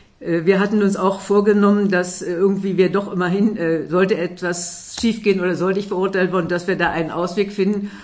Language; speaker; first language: German; native; German